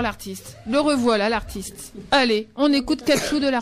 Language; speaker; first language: French; native; French